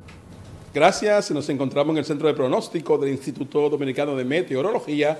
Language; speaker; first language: Spanish; native; Spanish